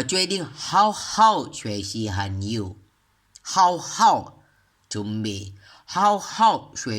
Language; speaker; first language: Chinese; non-native, learner; Malay